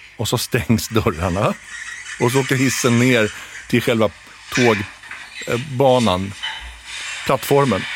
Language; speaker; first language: Swedish; early bilingual, other home language; Arabic